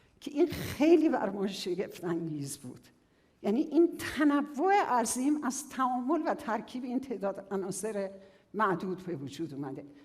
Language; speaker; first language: Persian; native; Persian